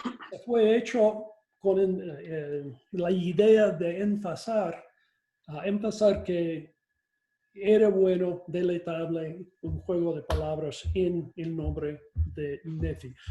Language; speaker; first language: Spanish; non-native, fluent; English